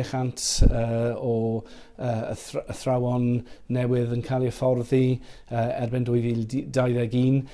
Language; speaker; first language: Welsh; non-native, fluent; English